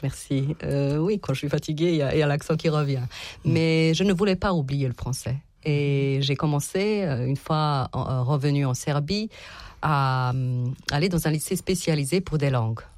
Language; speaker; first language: French; non-native, fluent; Serbian